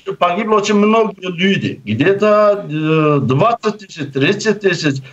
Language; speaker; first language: Russian; non-native, local second language; Azerbaijani